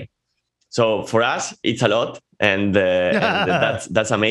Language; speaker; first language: English; non-native, fluent; Spanish